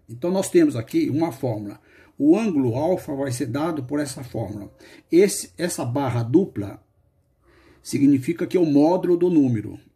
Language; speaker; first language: Portuguese; native; Portuguese